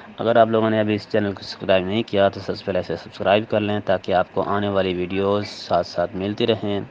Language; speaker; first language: Urdu; non-native, local second language; Saraiki